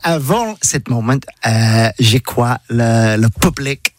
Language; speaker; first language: French; non-native, learner; English